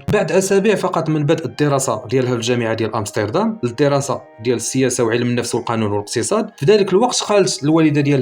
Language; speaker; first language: Arabic; native; Arabic